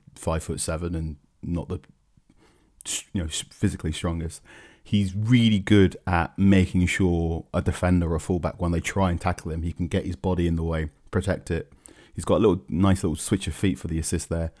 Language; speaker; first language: English; early bilingual, other home language; Akan